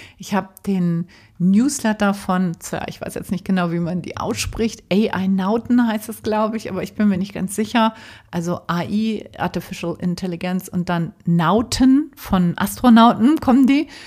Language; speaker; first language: German; native; German